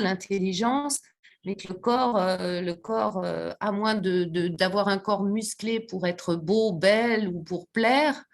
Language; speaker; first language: French; native; French